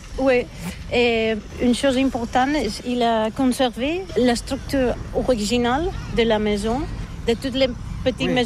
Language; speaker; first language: French; non-native, learner; Catalan